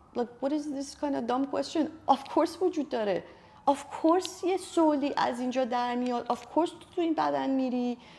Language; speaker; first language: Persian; native; Persian